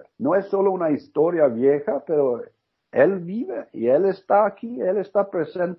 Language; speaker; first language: Spanish; non-native, learner; Norwegian